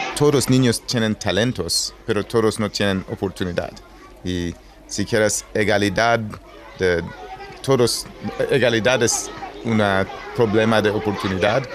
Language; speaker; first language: Spanish; non-native, learner; English